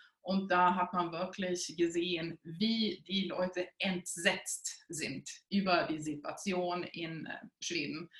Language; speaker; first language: German; non-native, fluent; Swedish